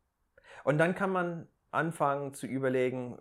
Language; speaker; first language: German; non-native, fluent; English